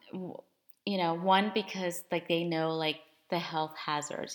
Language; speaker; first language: English; early bilingual, other home language; Spanish